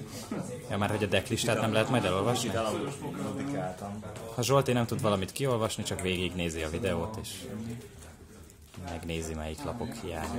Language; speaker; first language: Hungarian; native; Hungarian